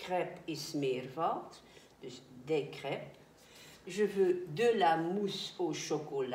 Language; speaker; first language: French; non-native, fluent; Dutch